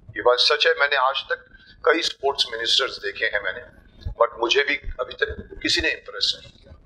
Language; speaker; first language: Hindi; native; Hindi